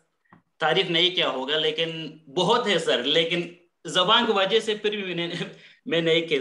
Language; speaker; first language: Hindi; non-native, learner; Persian